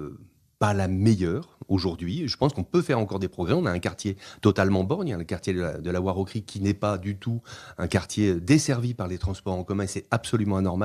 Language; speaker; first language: French; native; French